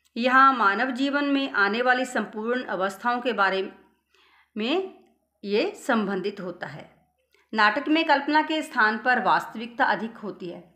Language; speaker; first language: Hindi; non-native, local second language; Punjabi